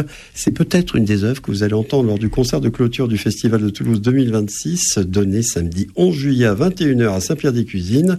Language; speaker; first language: French; native; French